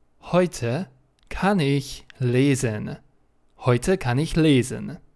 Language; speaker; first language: German; non-native, fluent; Romanian